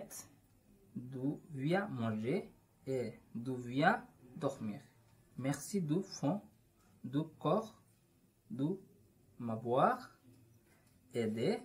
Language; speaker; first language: French; non-native, learner; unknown